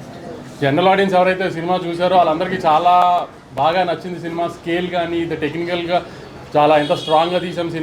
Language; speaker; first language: Telugu; native; Telugu